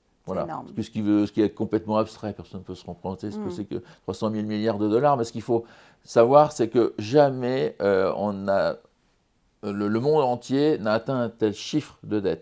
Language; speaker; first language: French; native; French